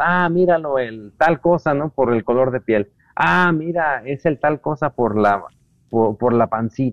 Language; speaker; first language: Spanish; native; Spanish